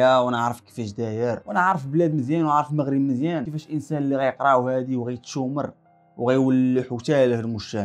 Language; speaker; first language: Arabic; native; Arabic